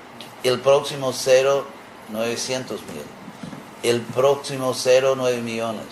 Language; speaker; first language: Spanish; non-native, fluent; English